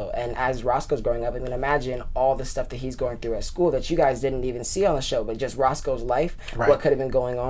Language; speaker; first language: English; native; English